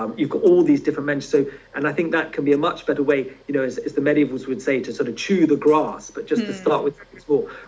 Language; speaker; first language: English; native; English